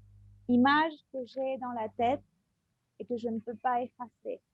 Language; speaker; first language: French; non-native, fluent; Spanish